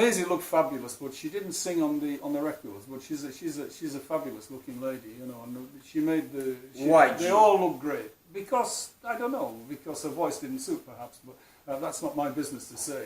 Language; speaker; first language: English; non-native, fluent; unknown